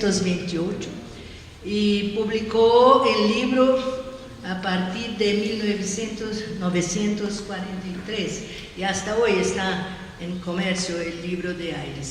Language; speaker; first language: Spanish; non-native, learner; Portuguese